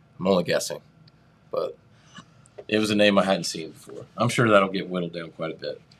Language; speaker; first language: English; native; English